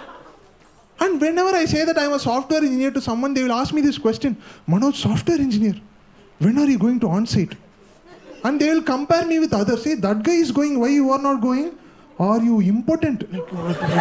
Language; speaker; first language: English; non-native, local second language; Tamil